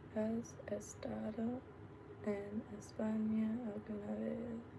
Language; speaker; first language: Spanish; non-native, learner; English